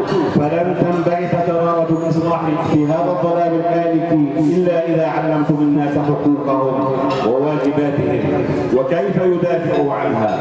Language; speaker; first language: Arabic; native; Arabic